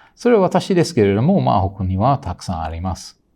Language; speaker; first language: Japanese; non-native, fluent; English